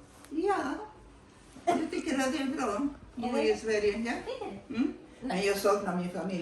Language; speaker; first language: Swedish; non-native, fluent; Spanish